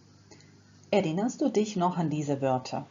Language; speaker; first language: German; non-native, fluent; Croatian